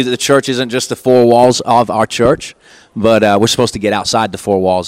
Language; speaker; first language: English; native; English